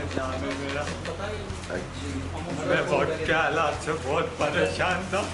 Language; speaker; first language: Hindi; non-native, local second language; Punjabi